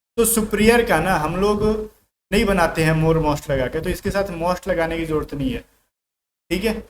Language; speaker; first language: Hindi; native; Hindi